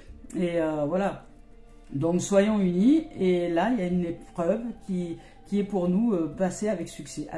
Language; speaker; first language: French; native; French